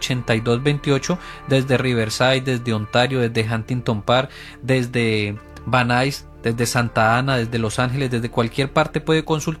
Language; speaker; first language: Spanish; native; Spanish